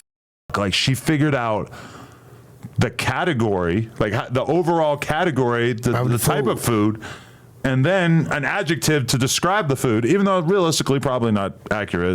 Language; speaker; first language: English; native; English